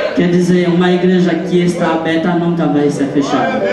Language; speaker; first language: Portuguese; non-native, fluent; Haitian Creole